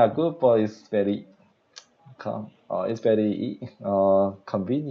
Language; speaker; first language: English; non-native, learner; Korean